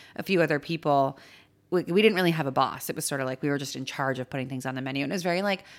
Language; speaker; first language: English; native; English